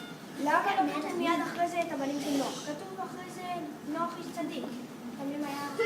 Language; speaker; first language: Hebrew; early bilingual, other home language; English